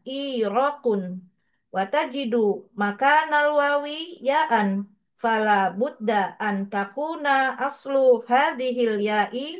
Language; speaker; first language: Arabic; non-native, learner; Indonesian